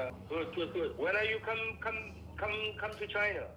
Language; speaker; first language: English; non-native, learner; Chinese